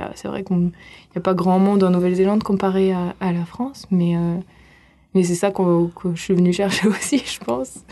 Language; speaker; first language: French; native; French